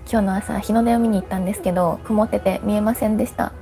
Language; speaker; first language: Japanese; native; Japanese